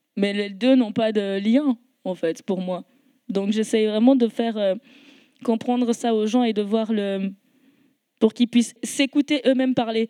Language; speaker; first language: French; native; French